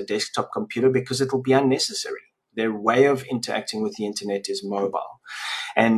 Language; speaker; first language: English; native; English